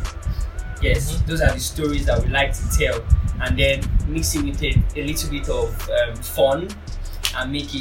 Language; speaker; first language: English; non-native, local second language; Yoruba